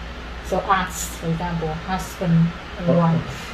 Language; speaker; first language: English; non-native, fluent; Vietnamese